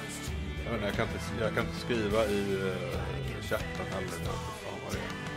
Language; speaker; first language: Swedish; native; Swedish